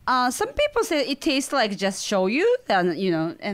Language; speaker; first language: English; non-native, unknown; Japanese